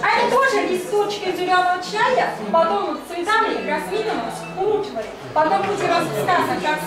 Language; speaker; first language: Russian; non-native, learner; Chinese